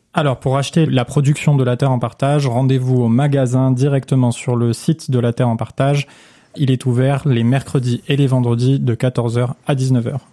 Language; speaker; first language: French; native; French